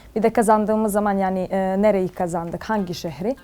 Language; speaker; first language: Turkish; non-native, fluent; Serbian